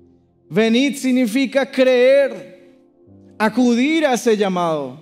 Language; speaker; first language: Spanish; native; Spanish